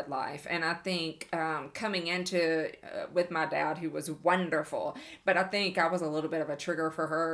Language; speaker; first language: English; native; English